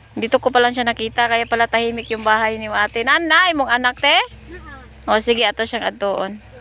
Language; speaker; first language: Filipino; non-native, local second language; Cebuano